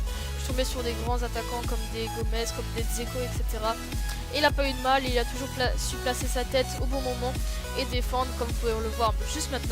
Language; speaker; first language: French; native; French